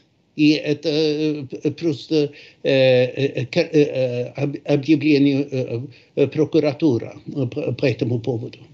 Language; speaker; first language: Russian; non-native, fluent; Swedish